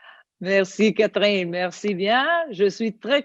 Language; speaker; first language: French; non-native, learner; Italian